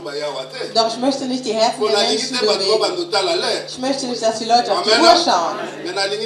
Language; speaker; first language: German; non-native, fluent; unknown